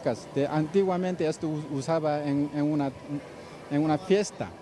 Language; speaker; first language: Spanish; non-native, fluent; Korean